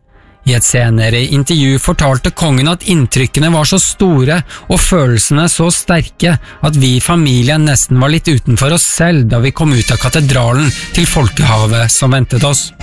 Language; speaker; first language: Norwegian; native; Norwegian